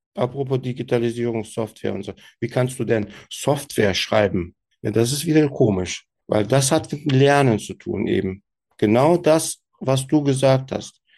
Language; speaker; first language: German; early bilingual, other home language; Turkish